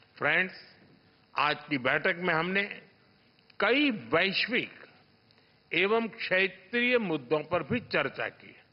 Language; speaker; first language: Hindi; non-native, local second language; Gujarati